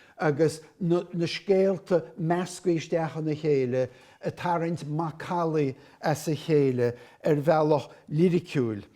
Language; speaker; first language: Irish; native; Irish